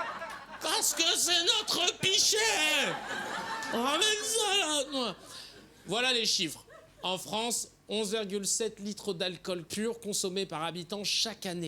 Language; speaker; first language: French; native; French